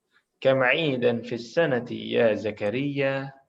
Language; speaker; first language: Arabic; non-native, fluent; Indonesian